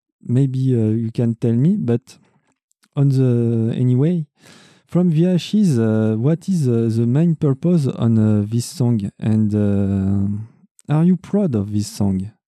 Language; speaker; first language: English; non-native, learner; French